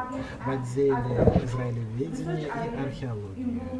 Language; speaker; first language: Russian; non-native, local second language; Azerbaijani